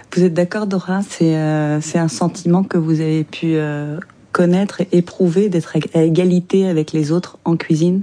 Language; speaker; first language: French; native; French